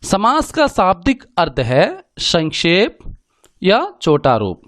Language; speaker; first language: Hindi; non-native, local second language; Telugu